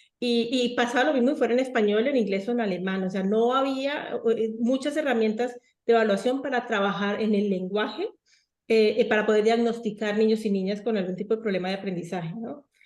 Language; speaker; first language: Spanish; native; Spanish